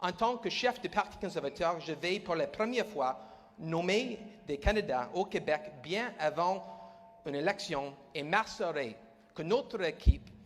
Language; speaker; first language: French; non-native, learner; English